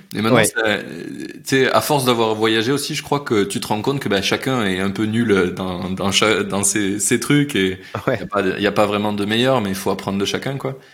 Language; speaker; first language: French; native; French